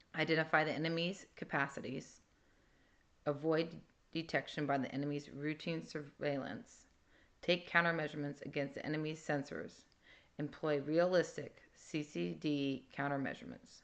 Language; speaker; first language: English; native; English